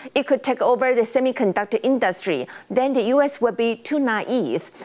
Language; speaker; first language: English; non-native, fluent; Chinese